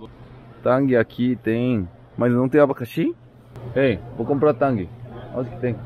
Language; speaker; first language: Portuguese; non-native, learner; Korean